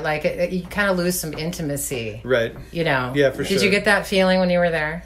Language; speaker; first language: English; native; English